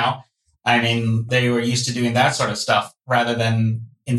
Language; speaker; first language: English; non-native, local second language; Cantonese